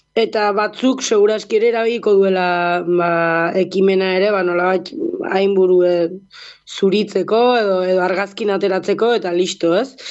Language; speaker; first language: Basque; native; Basque